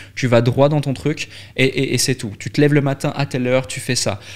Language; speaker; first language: French; native; French